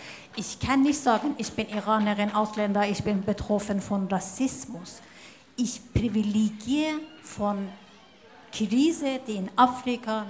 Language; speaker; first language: German; non-native, fluent; Persian